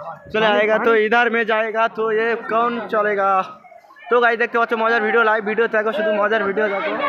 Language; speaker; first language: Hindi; non-native, learner; Bangla